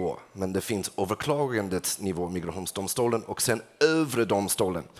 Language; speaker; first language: Swedish; non-native, fluent; English